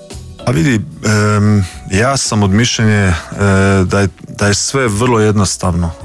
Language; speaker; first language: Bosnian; early bilingual, heritage; Croatian